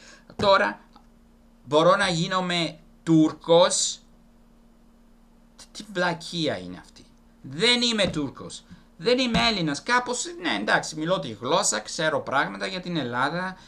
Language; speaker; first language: Greek; non-native, fluent; Italian